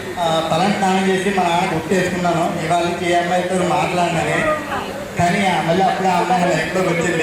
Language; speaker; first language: Telugu; native; Telugu